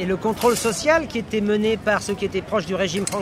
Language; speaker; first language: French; native; French